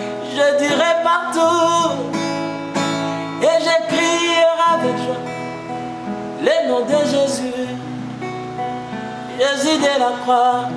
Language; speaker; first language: French; non-native, local second language; Lingala